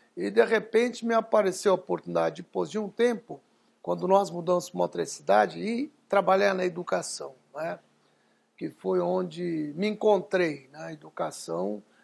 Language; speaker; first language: Portuguese; early bilingual, other home language; Arabic